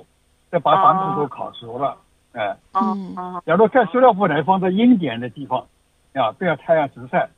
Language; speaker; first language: Chinese; native; Chinese